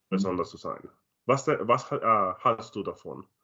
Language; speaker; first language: German; non-native, learner; Spanish